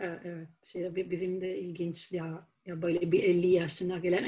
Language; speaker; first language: Turkish; non-native, fluent; Italian